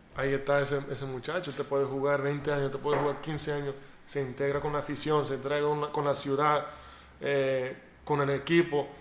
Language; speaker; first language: Spanish; early bilingual, heritage; Spanish